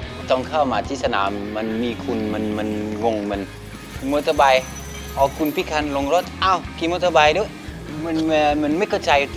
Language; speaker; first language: Thai; non-native, learner; French